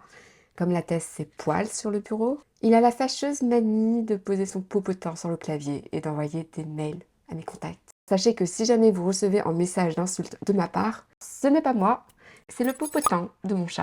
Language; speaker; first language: French; native; French